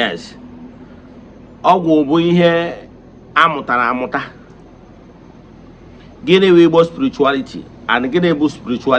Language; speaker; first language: Igbo; native; Igbo